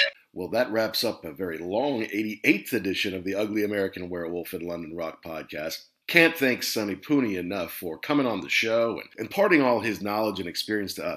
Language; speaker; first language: English; native; English